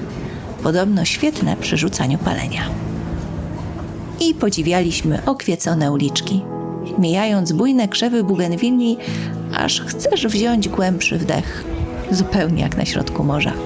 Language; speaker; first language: Polish; native; Polish